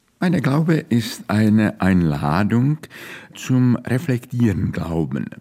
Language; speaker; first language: German; non-native, fluent; Czech